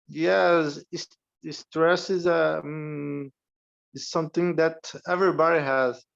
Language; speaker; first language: English; non-native, learner; Portuguese